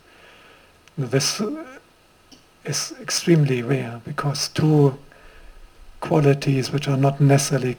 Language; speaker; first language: English; non-native, fluent; German